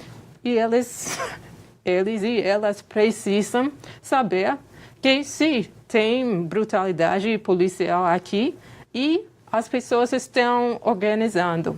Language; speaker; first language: Portuguese; non-native, fluent; English